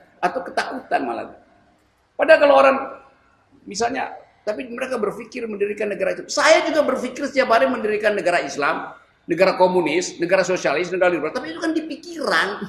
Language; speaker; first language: Indonesian; native; Indonesian